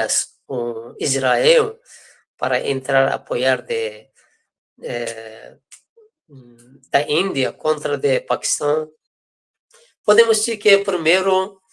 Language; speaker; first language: Portuguese; non-native, fluent; Persian